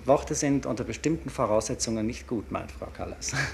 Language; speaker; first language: German; native; German